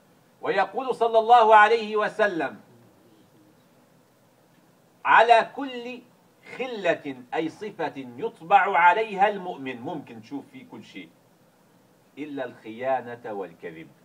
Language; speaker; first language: Arabic; native; Arabic